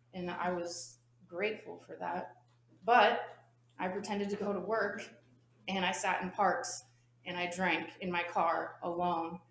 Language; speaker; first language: English; native; English